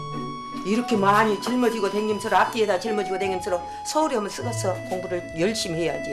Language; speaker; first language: Korean; native; Korean